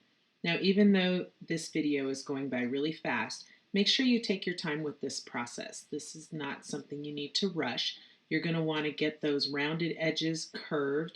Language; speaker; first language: English; native; English